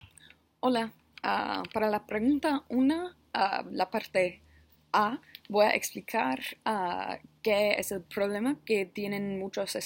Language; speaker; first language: Spanish; non-native, learner; English